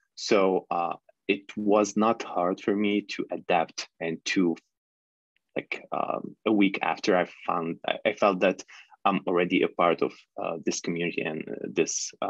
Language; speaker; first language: English; non-native, fluent; Arabic